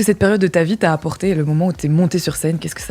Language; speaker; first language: French; native; French